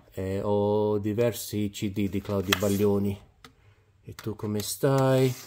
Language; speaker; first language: Italian; early bilingual, heritage; Italian